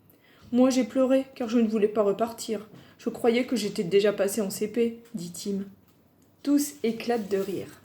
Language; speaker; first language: French; native; French